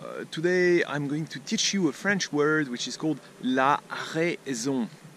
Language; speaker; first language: English; non-native, fluent; French